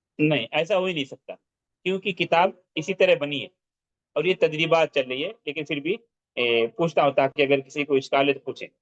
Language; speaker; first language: Urdu; native; Urdu